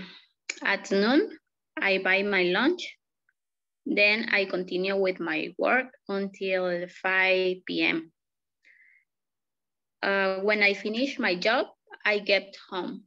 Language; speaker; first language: English; non-native, learner; Spanish